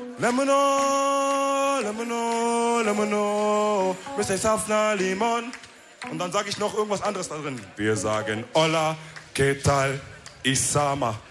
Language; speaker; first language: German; early bilingual, other home language; Wolof